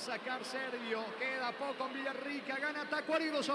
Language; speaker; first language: Spanish; native; Spanish